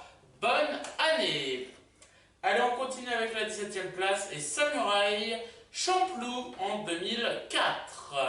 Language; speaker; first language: French; native; French